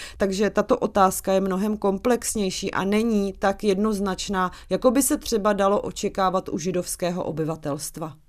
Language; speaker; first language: Czech; native; Czech